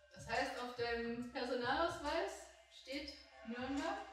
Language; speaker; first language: German; native; German